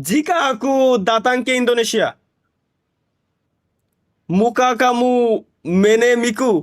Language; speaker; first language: Indonesian; non-native, learner; Bangla